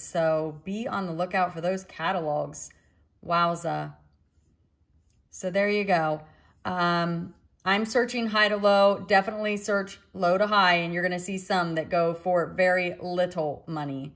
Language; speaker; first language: English; native; English